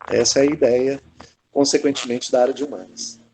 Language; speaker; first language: Portuguese; native; Portuguese